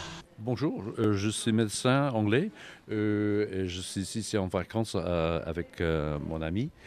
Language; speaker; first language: French; non-native, learner; English